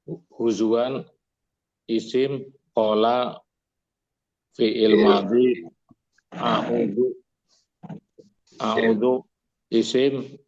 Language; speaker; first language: Arabic; non-native, learner; Indonesian